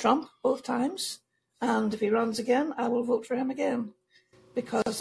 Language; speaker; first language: English; native; English